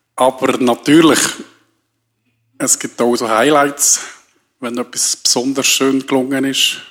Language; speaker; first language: German; native; German